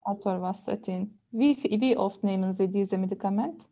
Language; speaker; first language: German; non-native, learner; Turkish